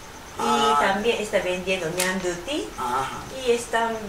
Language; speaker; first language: Spanish; non-native, learner; Japanese